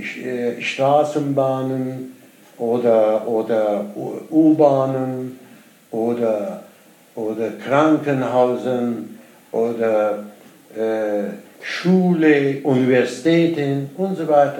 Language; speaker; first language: German; non-native, learner; Persian